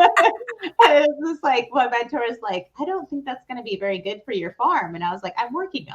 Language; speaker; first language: English; native; English